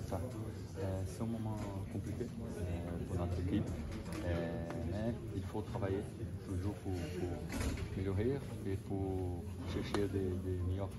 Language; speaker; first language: French; non-native, learner; Portuguese